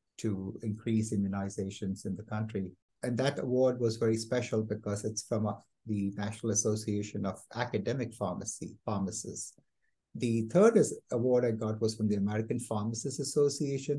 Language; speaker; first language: English; non-native, local second language; Malayalam